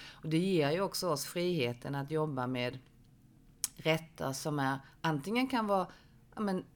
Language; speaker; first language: Swedish; early bilingual, other home language; Korean